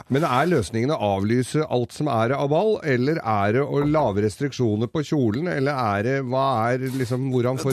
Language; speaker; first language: Norwegian; native; Norwegian